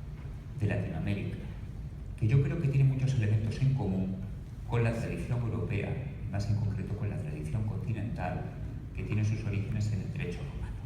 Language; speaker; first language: Spanish; native; Spanish